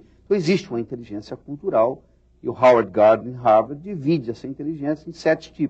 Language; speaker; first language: Portuguese; native; Portuguese